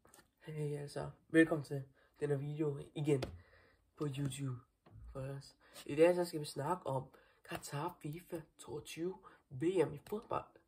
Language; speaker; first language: Danish; non-native, learner; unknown